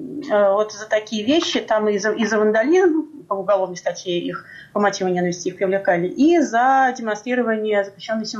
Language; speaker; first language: Russian; native; Russian